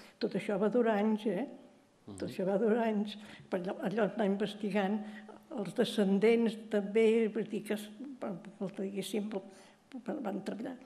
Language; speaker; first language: Catalan; native; Catalan